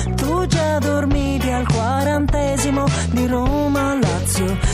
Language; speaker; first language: Italian; native; Italian